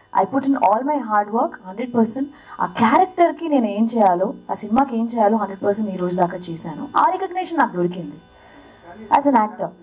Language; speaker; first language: Telugu; early bilingual, heritage; Telugu